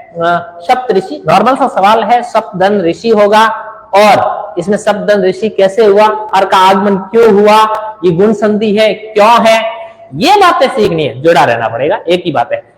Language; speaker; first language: Hindi; native; Hindi